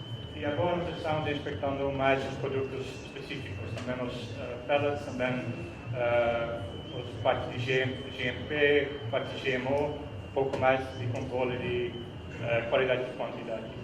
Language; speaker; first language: Portuguese; non-native, fluent; Dutch